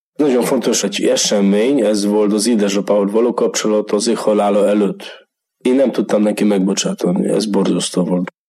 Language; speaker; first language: Hungarian; non-native, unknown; Polish